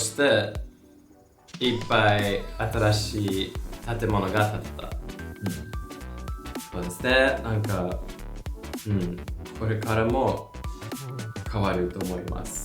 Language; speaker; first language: Japanese; non-native, learner; English